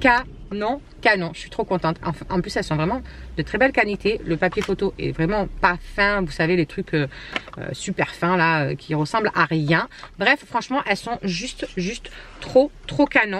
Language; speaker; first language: French; native; French